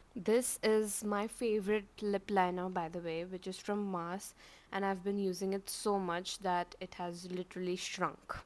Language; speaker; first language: English; non-native, local second language; Marathi